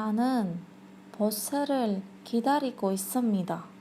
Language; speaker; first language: Korean; non-native, learner; Indonesian